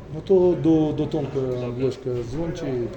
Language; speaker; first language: Polish; non-native, fluent; Russian